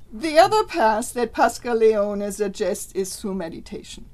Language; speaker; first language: English; non-native, fluent; German